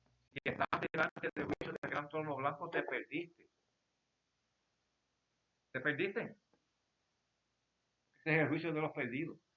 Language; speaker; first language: Spanish; native; Spanish